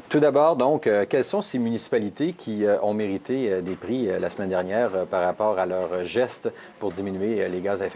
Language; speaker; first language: French; native; French